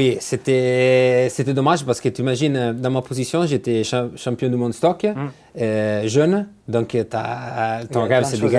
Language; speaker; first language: French; non-native, fluent; Italian